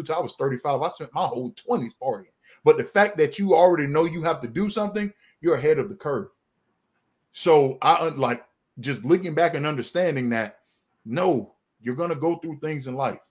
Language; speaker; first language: English; native; English